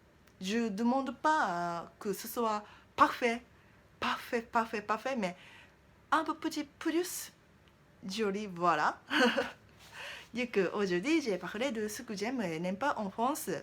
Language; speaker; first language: French; non-native, learner; Japanese